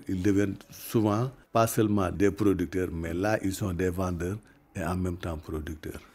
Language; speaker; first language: French; non-native, local second language; Wolof